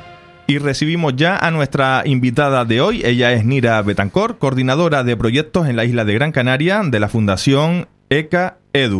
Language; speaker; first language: Spanish; native; Spanish